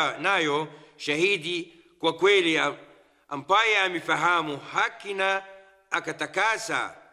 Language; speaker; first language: Swahili; non-native, fluent; Arabic